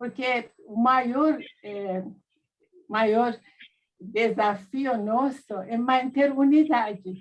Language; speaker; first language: Portuguese; non-native, fluent; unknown